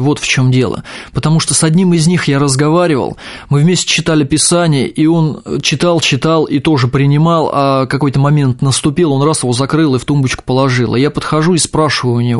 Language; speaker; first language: Russian; native; Russian